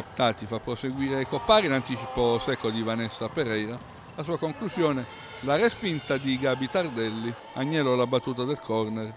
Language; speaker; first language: Italian; native; Italian